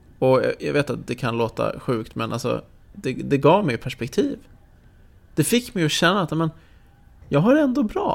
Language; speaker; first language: Swedish; native; Swedish